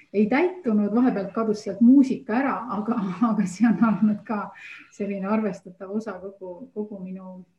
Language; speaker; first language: Estonian; native; Estonian